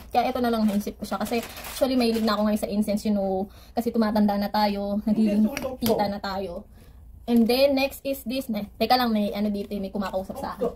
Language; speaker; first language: Filipino; native; Filipino